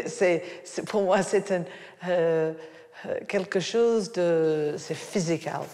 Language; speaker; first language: French; non-native, fluent; English